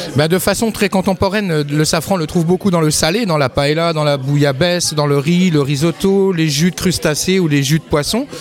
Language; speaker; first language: French; native; French